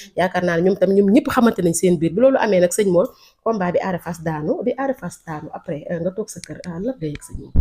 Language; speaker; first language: Wolof; native; Wolof